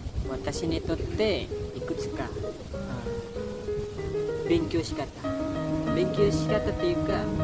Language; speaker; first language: Japanese; non-native, learner; Indonesian